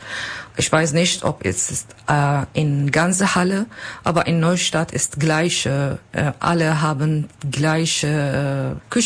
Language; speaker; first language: German; non-native, learner; Kurdish